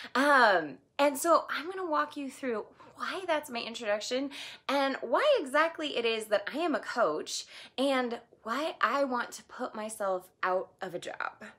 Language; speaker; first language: English; native; English